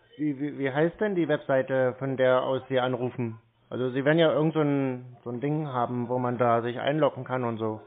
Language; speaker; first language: German; native; German